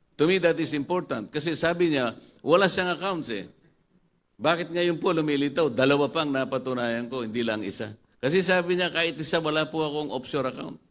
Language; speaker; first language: Filipino; native; Filipino